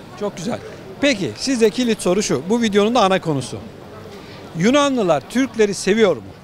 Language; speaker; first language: Turkish; native; Turkish